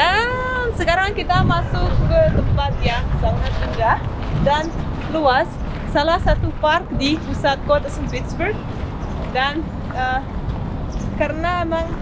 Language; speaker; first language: Indonesian; non-native, fluent; Russian